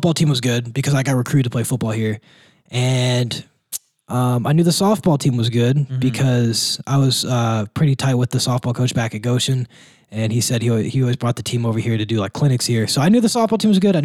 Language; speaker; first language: English; native; English